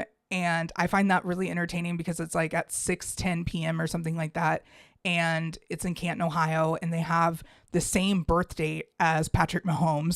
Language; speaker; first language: English; native; English